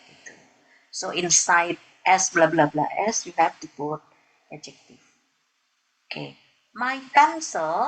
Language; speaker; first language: English; non-native, fluent; Indonesian